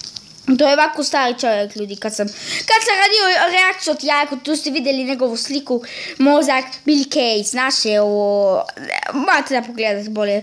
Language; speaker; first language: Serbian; early bilingual, heritage; Serbian